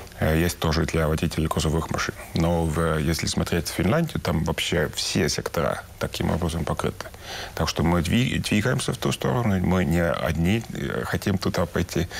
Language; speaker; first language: Russian; non-native, local second language; Estonian